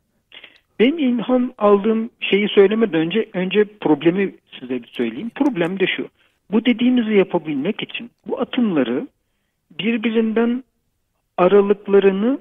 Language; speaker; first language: Turkish; native; Turkish